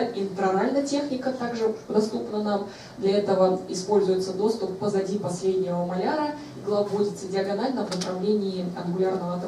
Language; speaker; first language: Russian; native; Russian